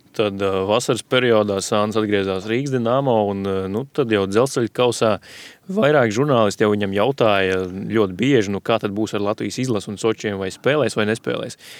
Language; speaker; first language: Latvian; native; Latvian